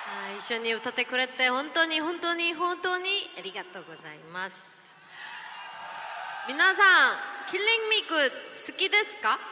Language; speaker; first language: Japanese; non-native, fluent; Korean